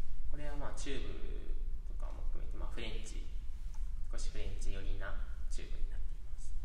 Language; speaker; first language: Japanese; native; Japanese